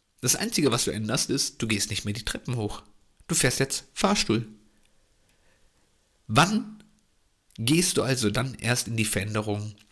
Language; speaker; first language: German; native; German